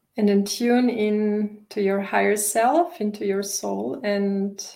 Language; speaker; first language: English; non-native, fluent; German